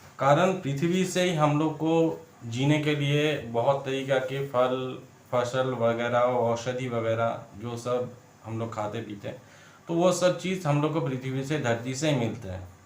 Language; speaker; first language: Hindi; non-native, local second language; Bangla